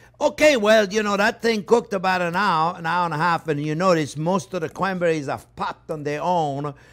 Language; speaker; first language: English; non-native, fluent; French